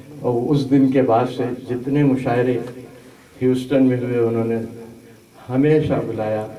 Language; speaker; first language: Urdu; native; Urdu